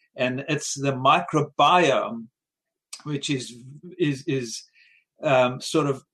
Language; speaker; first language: English; native; English